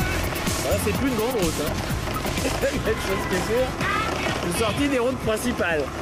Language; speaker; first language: French; native; French